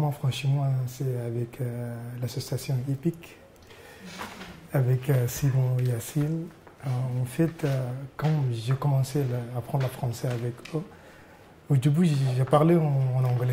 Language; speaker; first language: French; non-native, learner; Arabic